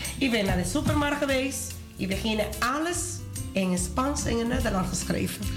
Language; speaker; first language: Dutch; non-native, learner; Spanish